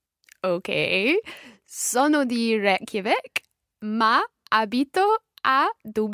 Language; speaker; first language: Italian; non-native, learner; English